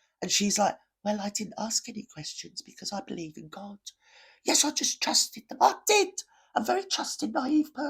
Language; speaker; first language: English; native; English